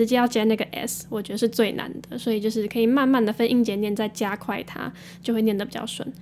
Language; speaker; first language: Chinese; native; Chinese